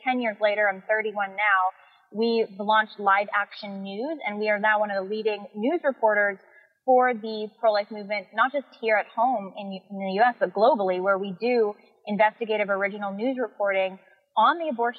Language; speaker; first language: English; native; English